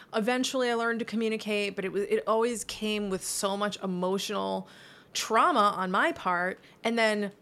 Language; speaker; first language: English; native; English